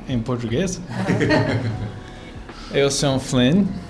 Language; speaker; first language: Portuguese; non-native, learner; English